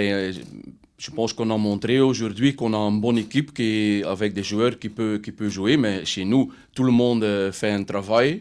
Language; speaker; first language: French; non-native, learner; Dutch